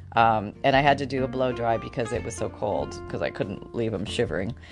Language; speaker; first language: English; native; English